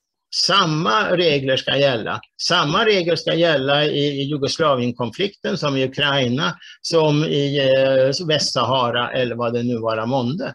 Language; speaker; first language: Swedish; native; Swedish